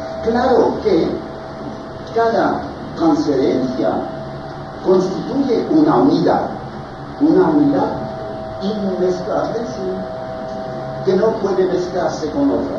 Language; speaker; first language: Spanish; non-native, fluent; French